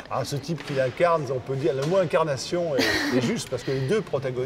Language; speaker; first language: French; native; French